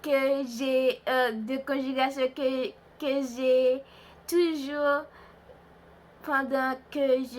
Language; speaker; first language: French; non-native, learner; Haitian Creole